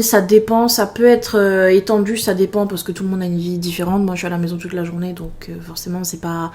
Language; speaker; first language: French; native; French